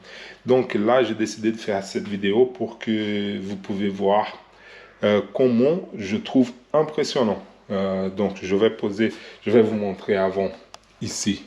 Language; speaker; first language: French; non-native, learner; Portuguese